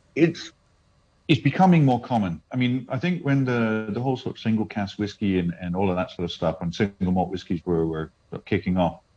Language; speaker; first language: English; native; English